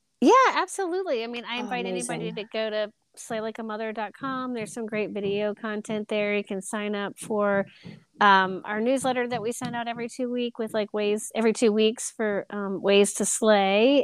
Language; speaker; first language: English; native; English